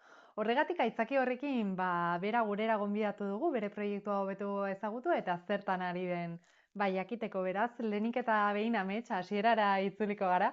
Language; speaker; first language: Basque; native; Basque